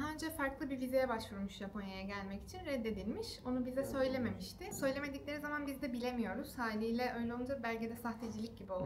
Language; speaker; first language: Turkish; native; Turkish